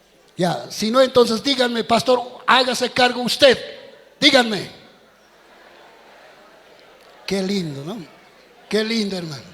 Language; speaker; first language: Spanish; native; Spanish